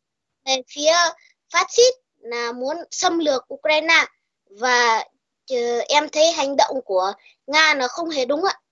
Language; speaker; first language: Vietnamese; early bilingual, heritage; Vietnamese